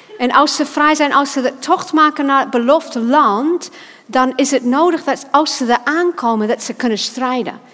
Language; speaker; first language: Dutch; non-native, fluent; English